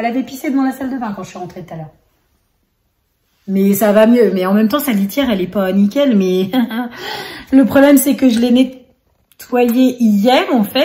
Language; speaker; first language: French; native; French